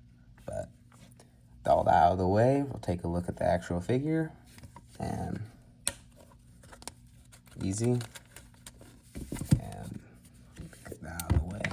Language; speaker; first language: English; native; English